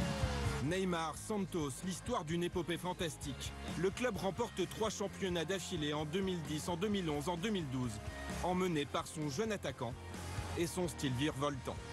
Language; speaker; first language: French; native; French